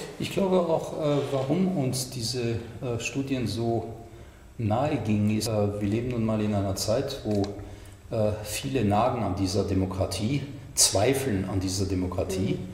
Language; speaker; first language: German; non-native, fluent; French